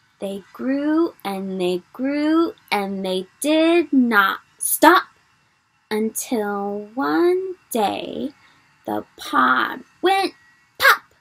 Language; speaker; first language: English; native; English